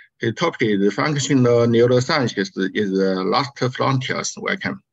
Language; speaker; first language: English; non-native, learner; Chinese